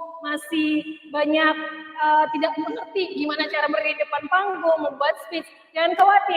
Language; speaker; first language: Indonesian; native; Indonesian